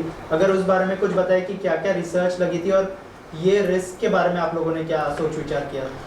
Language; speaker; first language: Hindi; native; Hindi